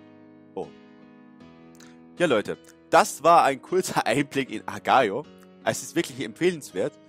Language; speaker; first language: German; native; German